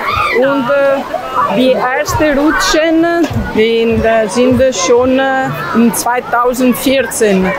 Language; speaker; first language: German; non-native, learner; Italian